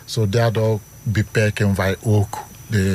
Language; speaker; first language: Dutch; non-native, learner; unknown